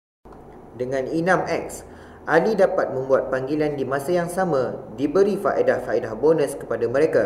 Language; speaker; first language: Malay; native; Malay